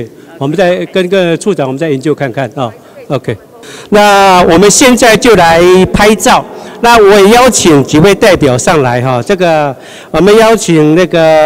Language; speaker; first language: Chinese; native; Chinese